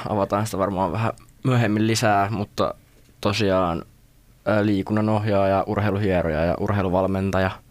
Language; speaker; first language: Finnish; native; Finnish